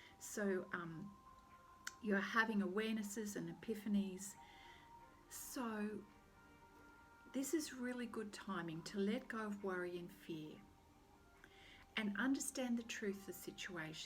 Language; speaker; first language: English; native; English